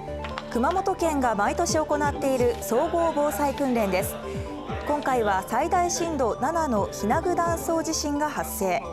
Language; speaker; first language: Japanese; native; Japanese